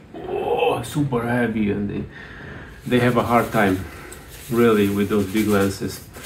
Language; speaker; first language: English; non-native, fluent; Polish